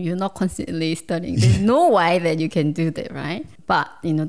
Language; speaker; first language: English; non-native, fluent; Korean